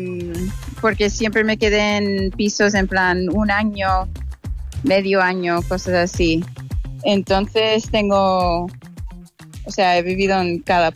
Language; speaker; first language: Spanish; non-native, fluent; English